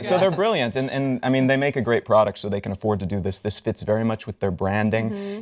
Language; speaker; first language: English; native; English